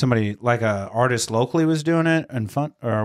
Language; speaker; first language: English; native; English